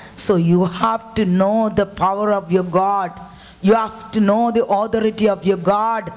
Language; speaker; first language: English; non-native, local second language; Tamil